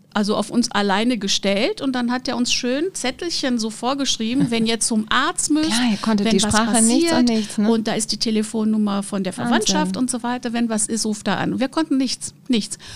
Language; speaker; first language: German; non-native, fluent; Portuguese